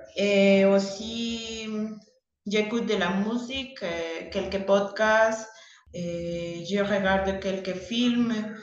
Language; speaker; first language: French; non-native, learner; Spanish